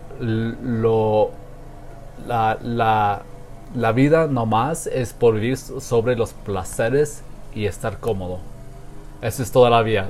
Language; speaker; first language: Spanish; non-native, learner; English